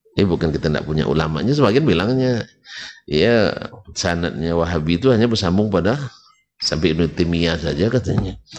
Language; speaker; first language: Malay; native; Malay